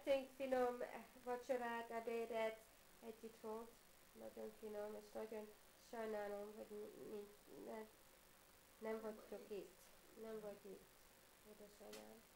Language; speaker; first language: Hungarian; early bilingual, heritage; Hungarian